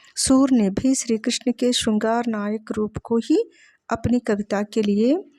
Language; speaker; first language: Hindi; non-native, local second language; Telugu